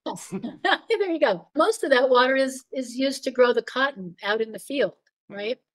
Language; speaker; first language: English; native; English